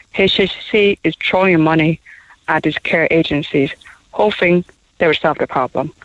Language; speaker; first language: English; non-native, fluent; Chinese